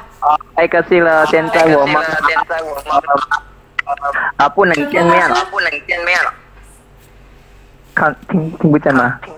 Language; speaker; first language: Chinese; non-native, fluent; Indonesian